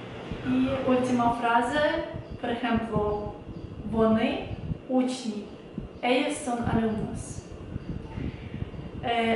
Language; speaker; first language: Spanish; non-native, fluent; Ukrainian